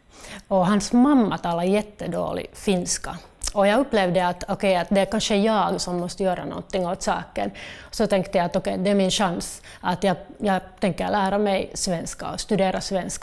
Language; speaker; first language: Swedish; non-native, local second language; Finnish